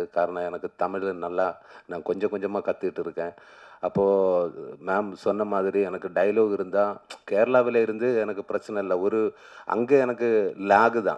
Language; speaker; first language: Tamil; non-native, learner; Malayalam